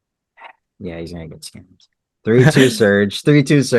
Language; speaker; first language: English; native; English